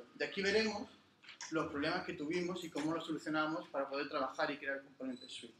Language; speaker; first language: Spanish; native; Spanish